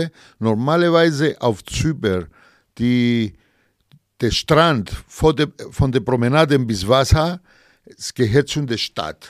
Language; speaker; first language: German; non-native, fluent; Greek